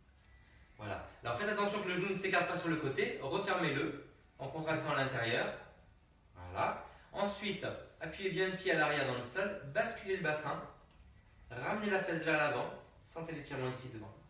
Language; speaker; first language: French; native; French